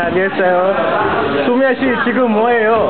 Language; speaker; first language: Korean; non-native, learner; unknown